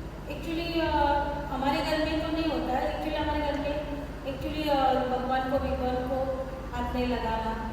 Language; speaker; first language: Hindi; non-native, local second language; Marathi